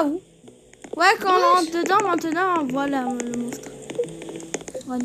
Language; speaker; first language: French; native; French